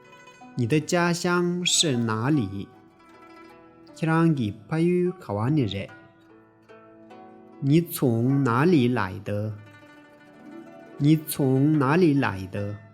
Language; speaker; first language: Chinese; non-native, fluent; Tibetan